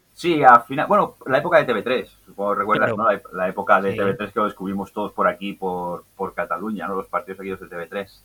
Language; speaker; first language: Spanish; native; Spanish